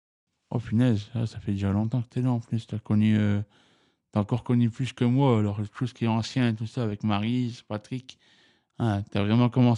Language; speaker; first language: French; native; French